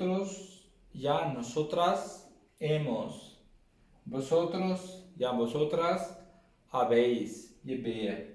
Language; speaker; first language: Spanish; non-native, fluent; Urdu